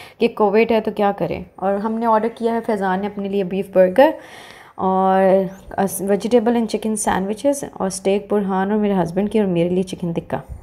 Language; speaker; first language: Urdu; native; Urdu